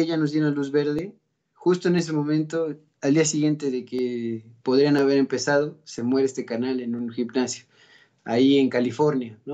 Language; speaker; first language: Spanish; native; Spanish